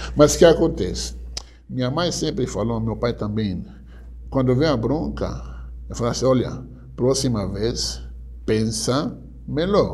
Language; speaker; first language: Portuguese; non-native, fluent; Hebrew